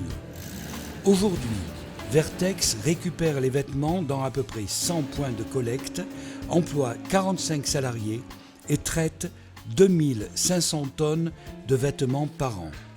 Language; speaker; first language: French; native; French